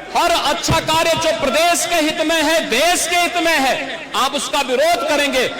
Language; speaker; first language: Hindi; native; Hindi